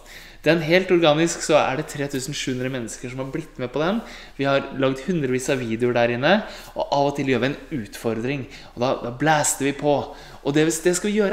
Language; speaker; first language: Norwegian; native; Norwegian